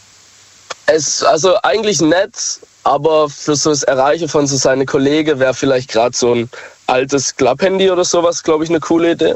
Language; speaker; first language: German; native; German